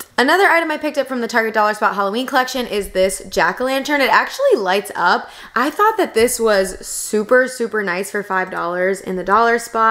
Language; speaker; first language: English; native; English